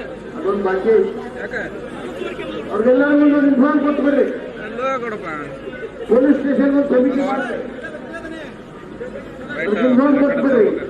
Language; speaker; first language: Kannada; native; Kannada